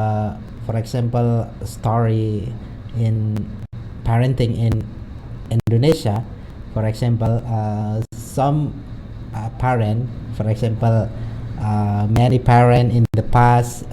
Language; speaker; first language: English; non-native, learner; Indonesian